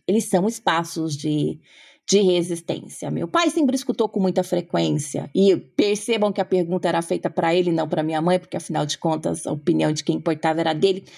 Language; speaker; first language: Portuguese; native; Portuguese